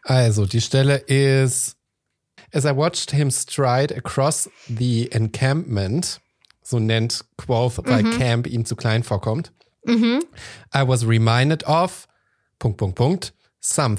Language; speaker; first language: German; native; German